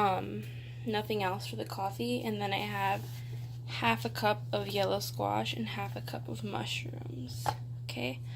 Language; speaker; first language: English; native; English